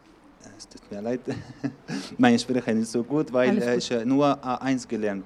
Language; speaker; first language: German; non-native, learner; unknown